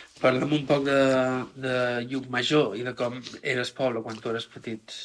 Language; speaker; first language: Catalan; native; Catalan